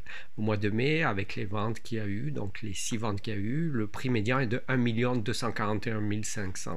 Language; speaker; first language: French; native; French